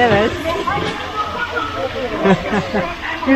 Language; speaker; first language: Turkish; non-native, fluent; Slovenian